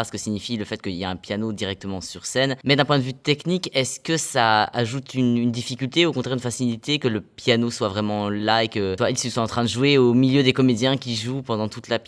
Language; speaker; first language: French; native; French